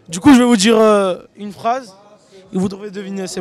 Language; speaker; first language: French; native; French